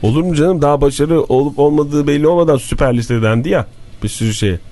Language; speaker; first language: Turkish; native; Turkish